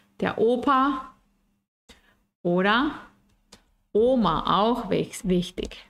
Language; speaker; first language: German; non-native, fluent; Spanish